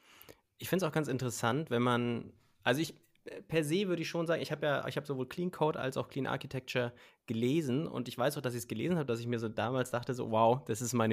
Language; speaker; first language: German; native; German